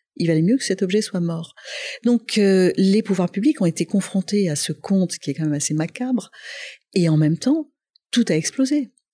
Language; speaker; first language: French; non-native, local second language; Arabic